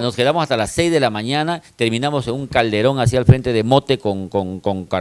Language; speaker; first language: Spanish; native; Spanish